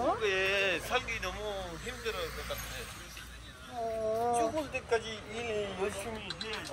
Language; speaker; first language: Korean; non-native, learner; Urdu